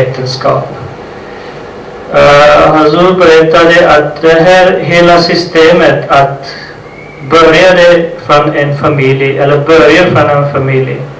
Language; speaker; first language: Swedish; non-native, fluent; Urdu